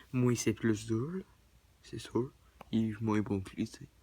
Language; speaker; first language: French; native; French